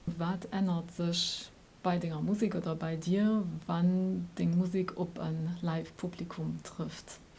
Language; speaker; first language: Luxembourgish; native; Luxembourgish